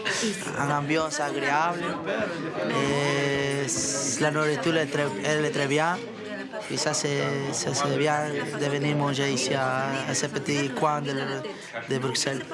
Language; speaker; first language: French; non-native, learner; Spanish